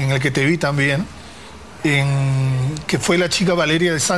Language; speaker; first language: Spanish; native; Spanish